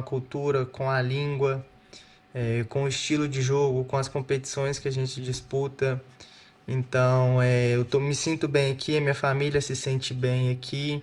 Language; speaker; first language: Portuguese; native; Portuguese